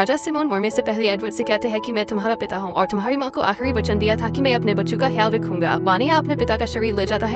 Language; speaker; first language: Hindi; native; Hindi